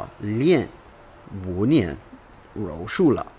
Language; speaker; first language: Chinese; non-native, learner; English